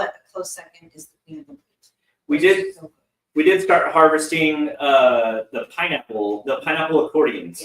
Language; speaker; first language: English; native; English